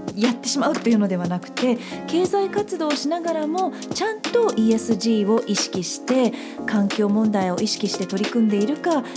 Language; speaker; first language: Japanese; native; Japanese